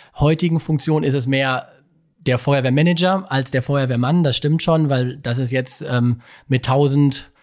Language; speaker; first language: German; native; German